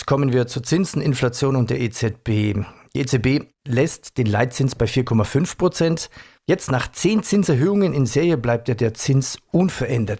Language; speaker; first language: German; native; German